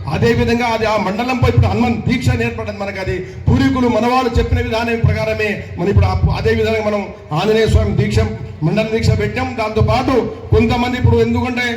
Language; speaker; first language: Telugu; native; Telugu